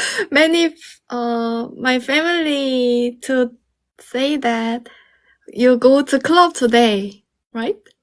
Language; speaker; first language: English; non-native, learner; Korean